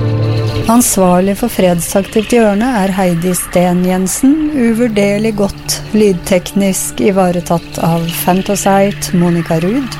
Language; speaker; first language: Norwegian; native; Norwegian